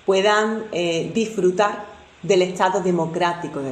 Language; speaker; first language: Spanish; native; Spanish